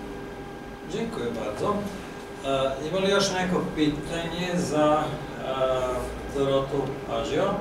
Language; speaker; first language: Polish; non-native, fluent; Serbian